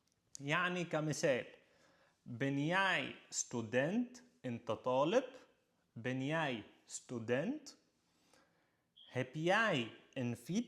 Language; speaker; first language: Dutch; non-native, fluent; Arabic